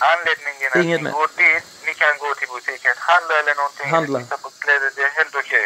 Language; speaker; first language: Swedish; non-native, learner; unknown